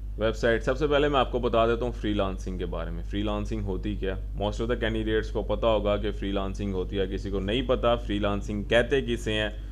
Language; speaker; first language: Urdu; non-native, local second language; Punjabi